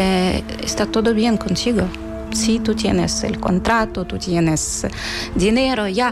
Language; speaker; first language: Spanish; non-native, fluent; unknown